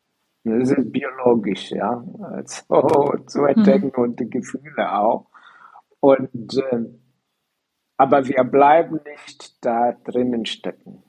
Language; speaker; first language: German; non-native, fluent; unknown